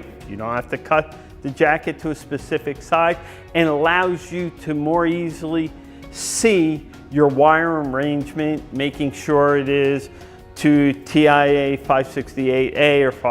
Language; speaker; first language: English; native; English